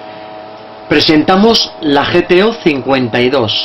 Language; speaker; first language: Spanish; native; Spanish